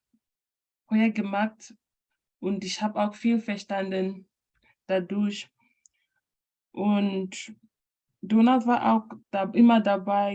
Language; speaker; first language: German; non-native, fluent; French